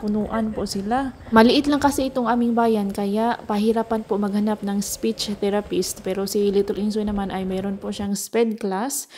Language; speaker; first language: Filipino; non-native, local second language; Cebuano